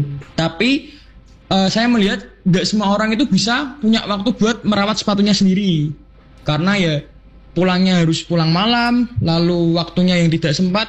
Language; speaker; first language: Indonesian; native; Indonesian